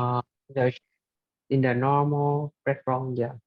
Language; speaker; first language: English; non-native, learner; Vietnamese